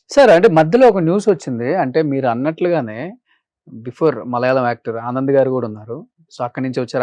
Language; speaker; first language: Telugu; native; Telugu